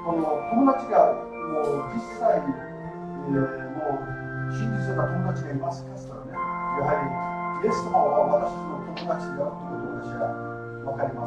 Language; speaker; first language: Japanese; early bilingual, heritage; Portuguese